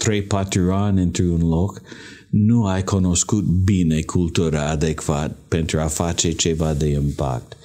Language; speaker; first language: Romanian; non-native, learner; English